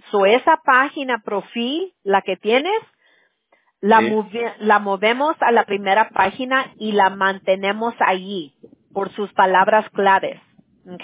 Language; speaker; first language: Spanish; early bilingual, heritage; Spanish